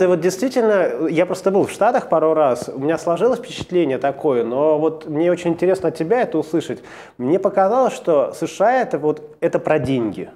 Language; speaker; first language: Russian; native; Russian